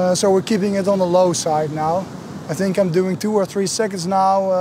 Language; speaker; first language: English; non-native, fluent; Dutch